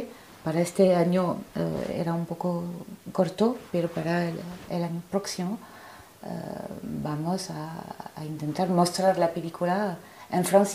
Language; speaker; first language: Spanish; non-native, fluent; French